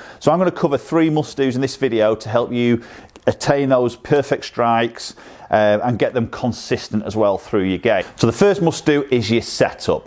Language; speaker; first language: English; native; English